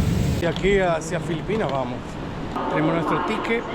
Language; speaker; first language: Spanish; native; Spanish